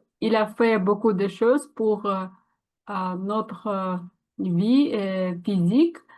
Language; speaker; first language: French; non-native, learner; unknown